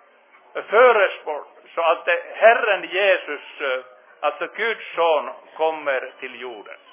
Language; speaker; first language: Swedish; non-native, fluent; Finnish